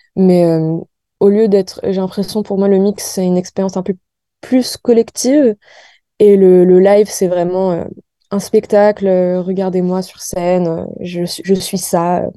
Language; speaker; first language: French; native; French